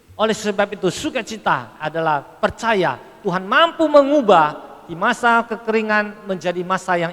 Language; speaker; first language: Indonesian; native; Indonesian